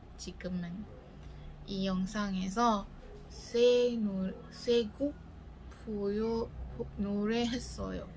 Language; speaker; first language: Korean; non-native, learner; Malay